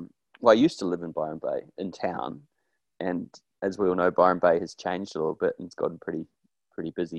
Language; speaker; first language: English; native; English